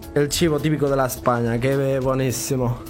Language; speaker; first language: Italian; non-native, learner; Spanish